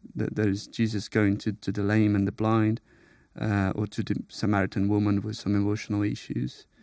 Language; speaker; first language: English; non-native, fluent; Portuguese